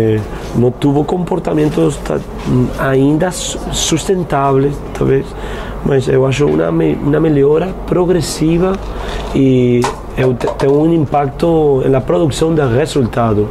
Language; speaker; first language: Portuguese; non-native, fluent; Spanish